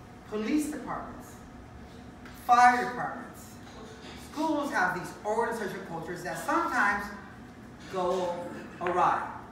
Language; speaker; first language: English; early bilingual, other home language; Spanish